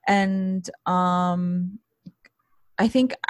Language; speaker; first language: English; native; English